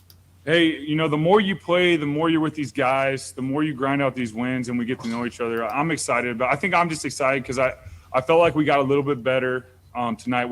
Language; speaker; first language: English; native; English